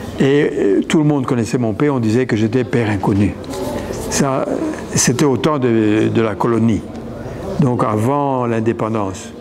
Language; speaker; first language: French; non-native, local second language; Rundi